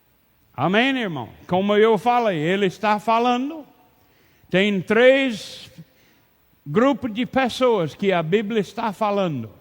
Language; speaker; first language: Portuguese; non-native, learner; English